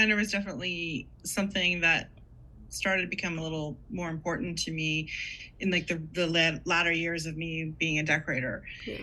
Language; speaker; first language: English; native; English